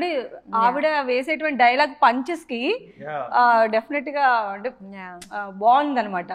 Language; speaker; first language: Telugu; native; Telugu